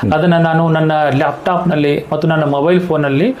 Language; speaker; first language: Kannada; native; Kannada